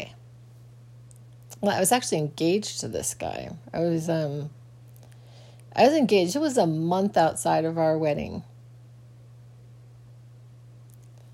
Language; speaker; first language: English; native; English